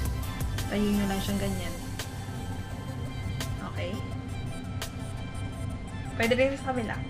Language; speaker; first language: Filipino; native; Filipino